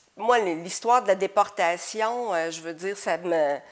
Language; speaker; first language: French; native; French